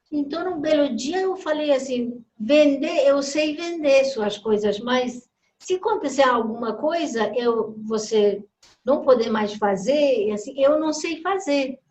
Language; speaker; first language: Portuguese; non-native, fluent; Persian